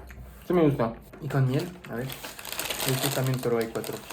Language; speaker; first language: Spanish; non-native, learner; French